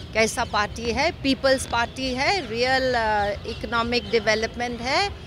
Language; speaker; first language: Hindi; non-native, local second language; Assamese